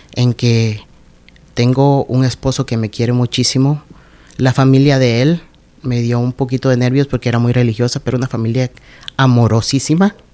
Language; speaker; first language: Spanish; native; Spanish